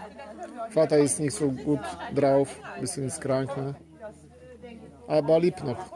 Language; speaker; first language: German; non-native, learner; Polish